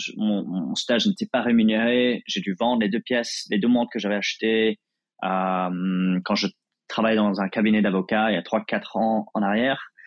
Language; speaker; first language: French; non-native, fluent; English